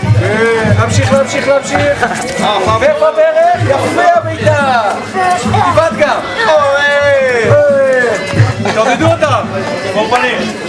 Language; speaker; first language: Hebrew; native; Hebrew